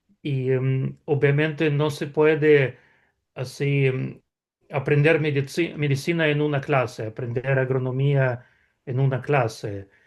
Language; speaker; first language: Spanish; non-native, fluent; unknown